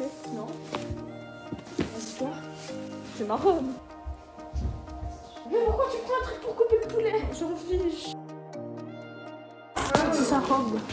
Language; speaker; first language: French; native; French